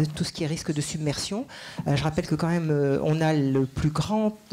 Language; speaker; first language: French; native; French